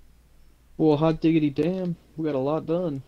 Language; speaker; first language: English; native; English